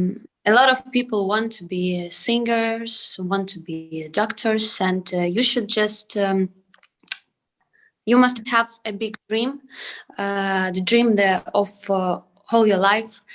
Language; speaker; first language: English; non-native, learner; Ukrainian